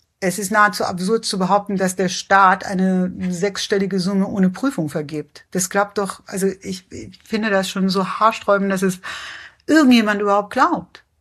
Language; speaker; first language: German; early bilingual, other home language; Persian